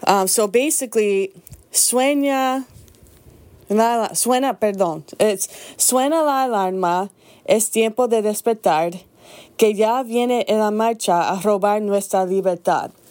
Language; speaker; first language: Spanish; native; Spanish